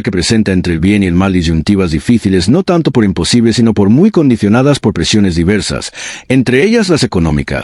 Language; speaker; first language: Spanish; native; Spanish